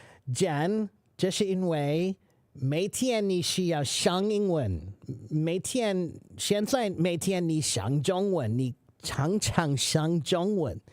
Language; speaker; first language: Chinese; non-native, learner; English